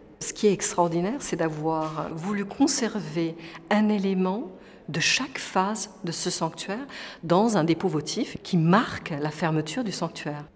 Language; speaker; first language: French; non-native, fluent; Italian